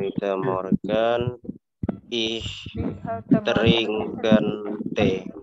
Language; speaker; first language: German; non-native, learner; Indonesian